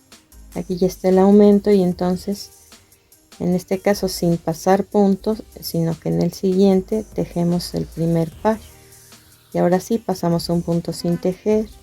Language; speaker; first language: Spanish; native; Spanish